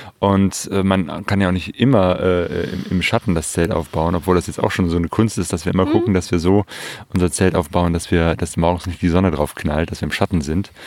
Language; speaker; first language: German; native; German